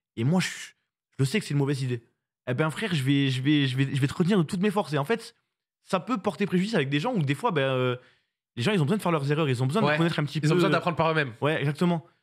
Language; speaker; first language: French; native; French